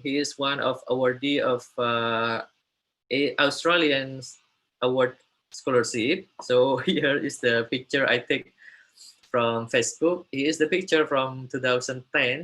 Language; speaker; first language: English; non-native, fluent; Indonesian